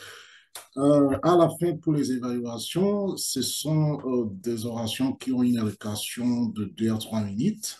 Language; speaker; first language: French; non-native, local second language; Kinyarwanda